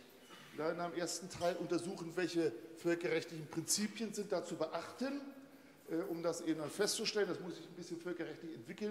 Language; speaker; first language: German; native; German